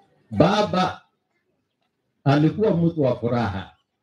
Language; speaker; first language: Swahili; non-native, local second language; Kalenjin